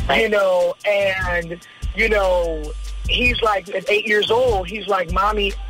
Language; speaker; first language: English; native; English